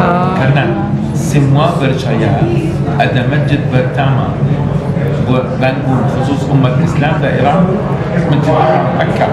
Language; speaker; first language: Indonesian; non-native, learner; Arabic